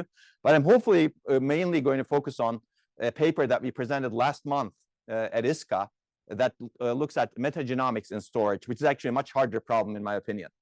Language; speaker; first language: English; non-native, fluent; Turkish